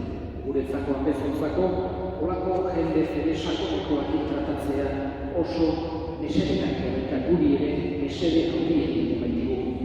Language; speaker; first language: Basque; native; Basque